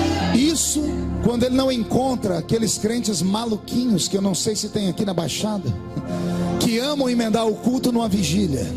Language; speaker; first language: Portuguese; native; Portuguese